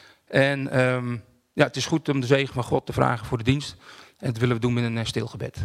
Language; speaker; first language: Dutch; native; Dutch